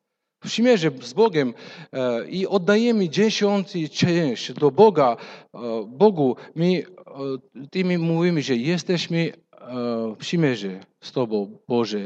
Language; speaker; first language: Polish; non-native, fluent; Russian